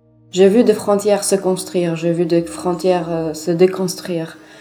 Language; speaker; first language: French; non-native, fluent; Arabic